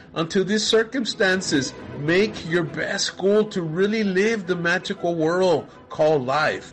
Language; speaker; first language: English; early bilingual, other home language; Spanish